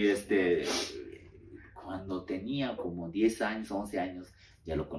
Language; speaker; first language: Spanish; non-native, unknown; Japanese